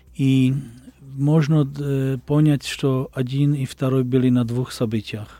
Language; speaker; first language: Russian; non-native, learner; Slovak